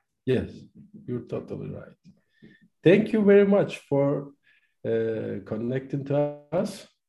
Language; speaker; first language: English; non-native, fluent; Turkish